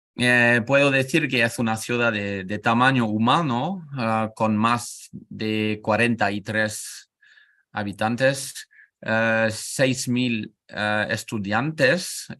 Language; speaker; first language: Spanish; non-native, learner; French